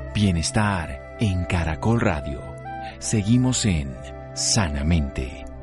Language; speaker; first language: Spanish; native; Spanish